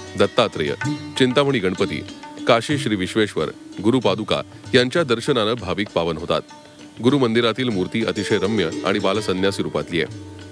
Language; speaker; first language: Marathi; native; Marathi